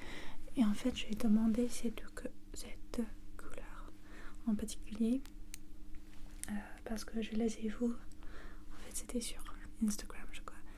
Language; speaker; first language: French; non-native, learner; English